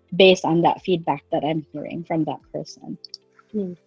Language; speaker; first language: English; non-native, local second language; Cebuano